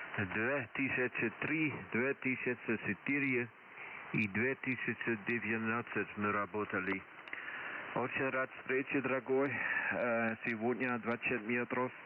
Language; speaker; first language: Russian; non-native, learner; Dutch